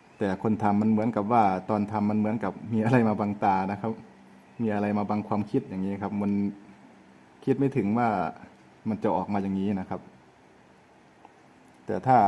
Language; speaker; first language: Thai; native; Thai